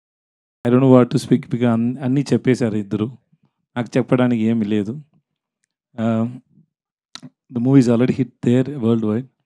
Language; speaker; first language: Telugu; non-native, learner; Tamil